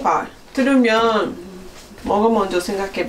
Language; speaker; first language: Korean; non-native, learner; Portuguese